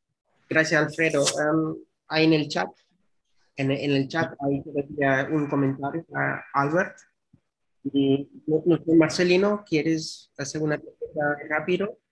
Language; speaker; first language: Spanish; non-native, fluent; Dutch